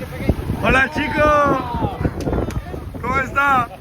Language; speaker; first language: Spanish; non-native, learner; French